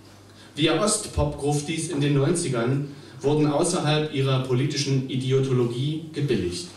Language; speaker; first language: German; native; German